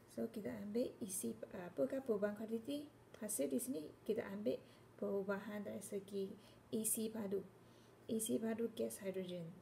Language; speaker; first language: Malay; non-native, local second language; Chinese